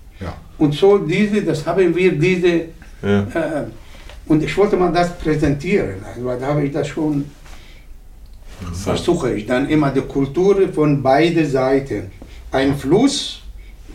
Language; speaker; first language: German; non-native, learner; Arabic